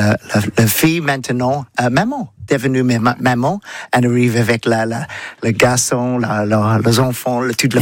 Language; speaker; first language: French; non-native, learner; English